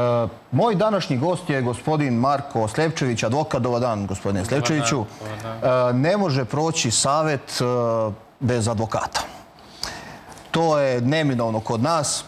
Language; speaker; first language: Serbian; native; Serbian